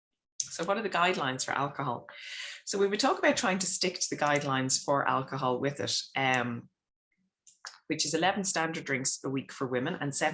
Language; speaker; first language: English; native; English